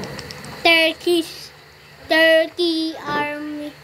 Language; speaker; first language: English; non-native, local second language; Filipino